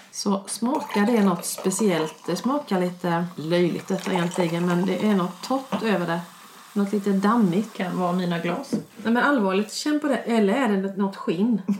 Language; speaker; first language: Swedish; native; Swedish